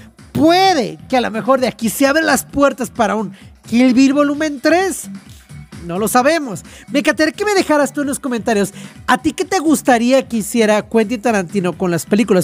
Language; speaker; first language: Spanish; native; Spanish